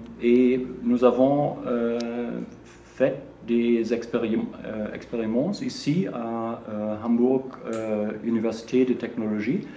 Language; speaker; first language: French; non-native, learner; German